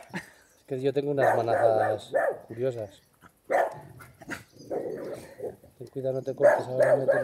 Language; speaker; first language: Spanish; native; Spanish